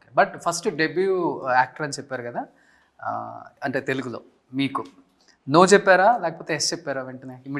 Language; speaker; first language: Telugu; native; Telugu